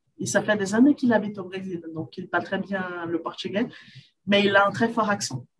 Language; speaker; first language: French; non-native, fluent; Portuguese